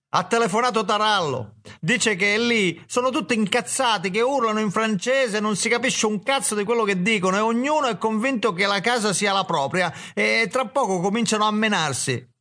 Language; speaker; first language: Italian; native; Italian